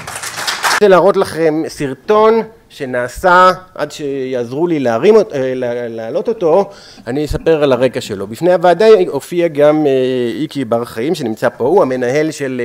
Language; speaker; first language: Hebrew; native; Hebrew